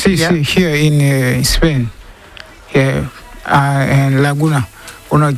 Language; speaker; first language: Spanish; non-native, learner; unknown